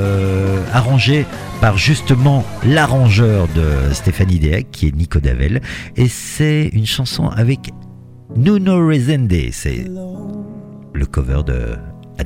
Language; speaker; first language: French; native; French